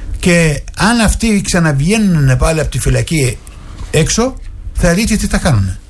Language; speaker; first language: Greek; non-native, fluent; Arabic